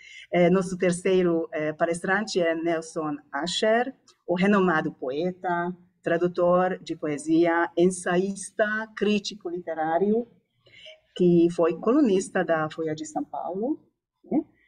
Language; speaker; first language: Portuguese; non-native, fluent; Hungarian